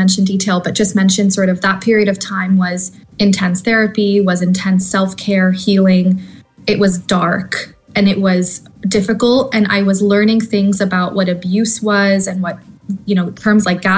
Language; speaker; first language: English; native; English